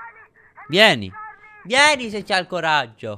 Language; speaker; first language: Italian; native; Italian